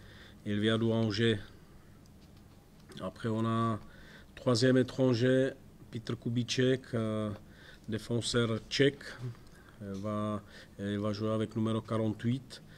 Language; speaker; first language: French; non-native, fluent; Czech